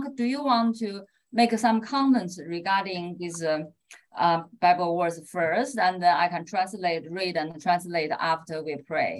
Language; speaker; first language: English; non-native, fluent; Chinese